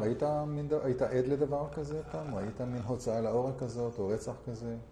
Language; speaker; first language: Hebrew; native; Hebrew